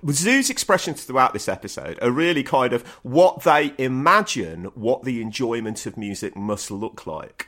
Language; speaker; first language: English; native; English